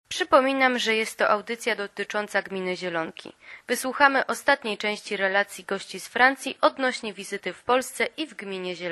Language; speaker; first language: Polish; native; Polish